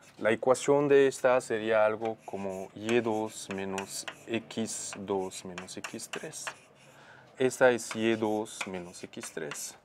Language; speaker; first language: Spanish; non-native, fluent; Arabic